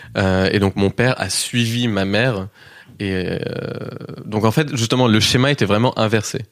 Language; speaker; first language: French; early bilingual, heritage; French